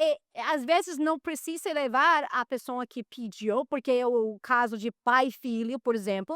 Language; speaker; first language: Portuguese; non-native, fluent; Spanish